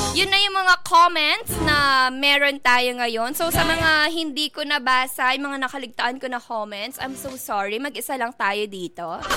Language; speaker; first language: Filipino; non-native, local second language; Bikol